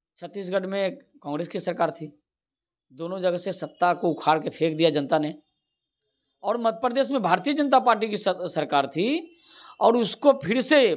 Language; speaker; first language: Hindi; native; Hindi